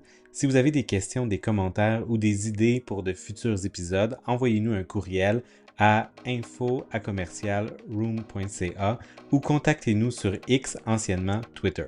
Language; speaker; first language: French; native; French